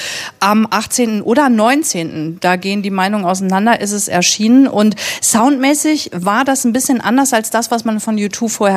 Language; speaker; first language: German; native; German